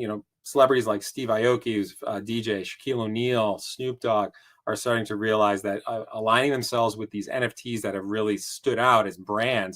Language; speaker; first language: English; native; English